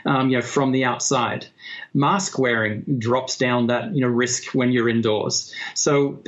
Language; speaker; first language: English; native; English